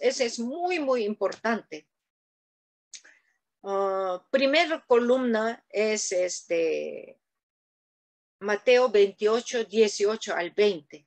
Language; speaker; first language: Spanish; non-native, learner; Korean